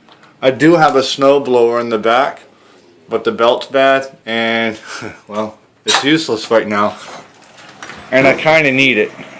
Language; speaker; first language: English; native; English